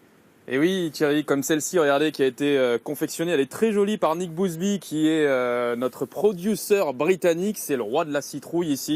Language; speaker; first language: French; native; French